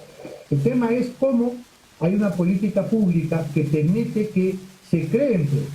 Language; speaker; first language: Spanish; native; Spanish